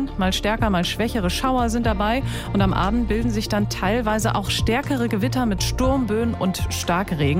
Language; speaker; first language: German; native; German